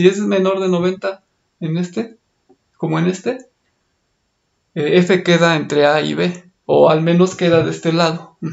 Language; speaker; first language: Spanish; native; Spanish